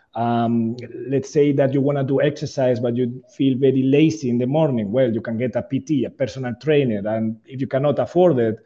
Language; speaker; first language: English; non-native, fluent; Spanish